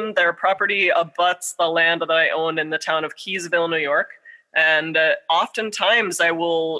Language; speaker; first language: English; native; English